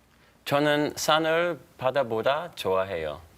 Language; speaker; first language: Korean; non-native, learner; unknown